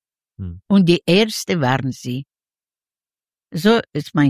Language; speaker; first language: German; non-native, learner; Yiddish